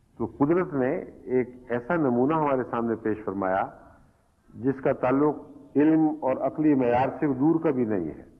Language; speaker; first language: Urdu; native; Urdu